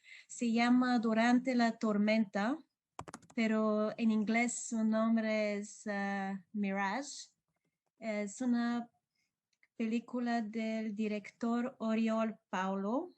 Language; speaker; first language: Spanish; non-native, learner; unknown